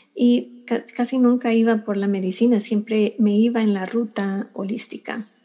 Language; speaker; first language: Spanish; early bilingual, heritage; Spanish